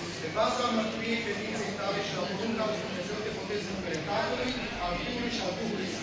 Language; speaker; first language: Romanian; native; Romanian